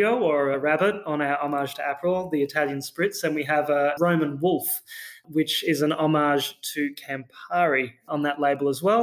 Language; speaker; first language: English; native; English